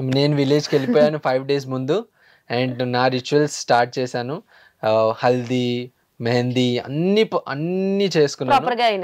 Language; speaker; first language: Telugu; early bilingual, heritage; Telugu